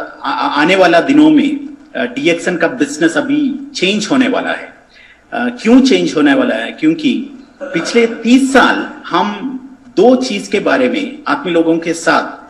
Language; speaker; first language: Hindi; non-native, fluent; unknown